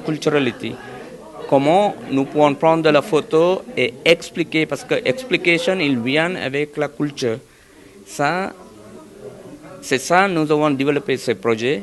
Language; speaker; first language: French; non-native, learner; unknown